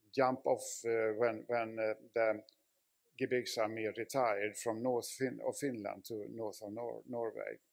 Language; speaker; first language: English; non-native, fluent; Swedish